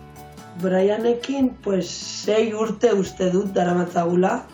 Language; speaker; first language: Basque; non-native, local second language; Spanish